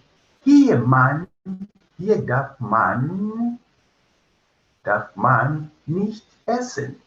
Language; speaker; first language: German; non-native, fluent; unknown